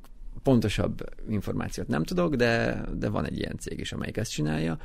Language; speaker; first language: Hungarian; native; Hungarian